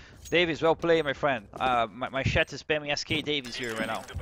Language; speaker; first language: English; non-native, fluent; Portuguese